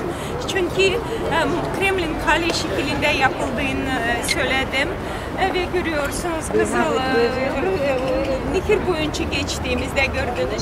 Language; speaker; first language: Turkish; non-native, fluent; Russian